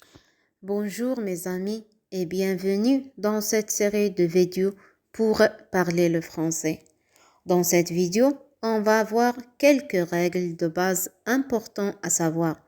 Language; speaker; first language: French; non-native, fluent; Arabic